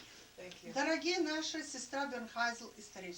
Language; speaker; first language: Russian; native; Russian